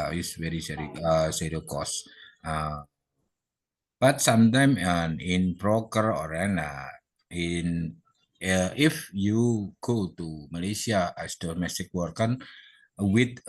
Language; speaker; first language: English; non-native, learner; Indonesian